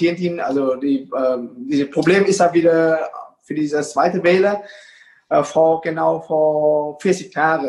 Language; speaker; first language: German; non-native, fluent; Vietnamese